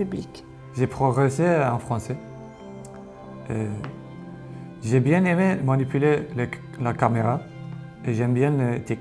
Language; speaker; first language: French; non-native, learner; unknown